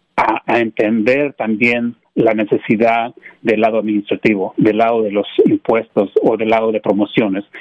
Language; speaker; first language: Spanish; native; Spanish